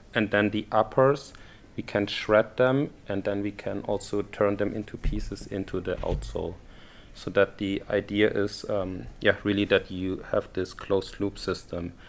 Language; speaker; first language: English; non-native, fluent; German